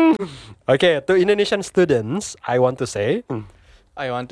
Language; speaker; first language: English; non-native, fluent; Indonesian